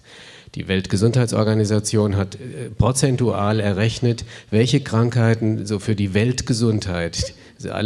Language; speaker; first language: German; native; German